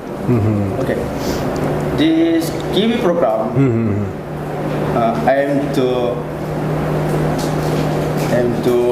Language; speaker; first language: English; non-native, learner; Indonesian